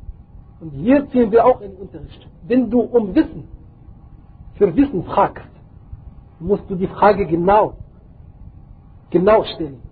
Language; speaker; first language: German; non-native, fluent; Arabic